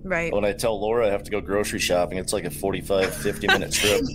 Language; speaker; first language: English; native; English